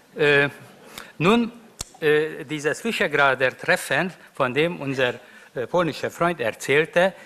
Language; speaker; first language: German; non-native, fluent; Hungarian